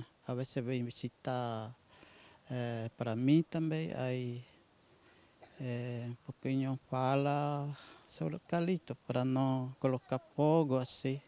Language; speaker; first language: Portuguese; non-native, local second language; Guarani